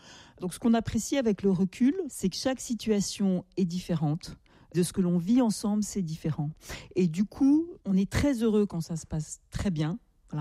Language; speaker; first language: French; native; French